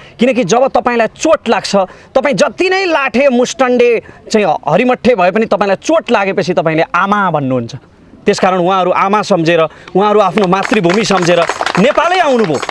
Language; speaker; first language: Nepali; native; Nepali